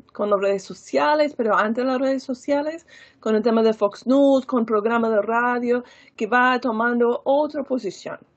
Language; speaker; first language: Spanish; non-native, fluent; English